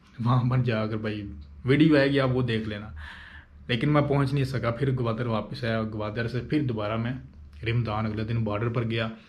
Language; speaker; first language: Urdu; non-native, local second language; Punjabi